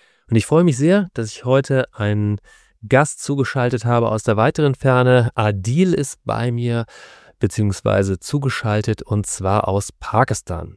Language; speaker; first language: German; native; German